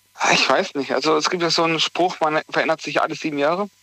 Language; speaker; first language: German; native; German